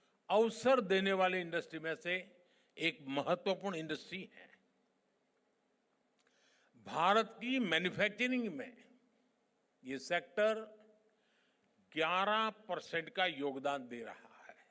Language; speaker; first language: Hindi; non-native, local second language; Gujarati